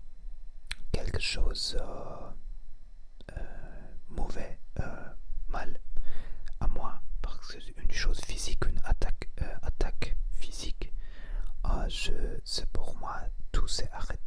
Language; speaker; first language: French; non-native, learner; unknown